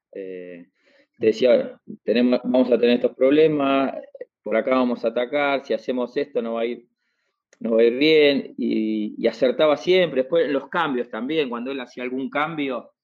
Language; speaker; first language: Spanish; native; Spanish